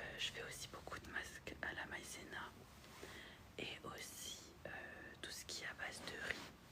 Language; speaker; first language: French; early bilingual, other home language; Arabic